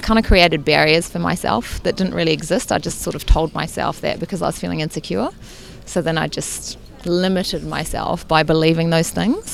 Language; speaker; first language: English; native; English